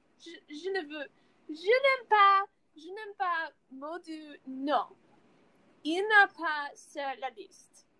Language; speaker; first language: French; non-native, learner; English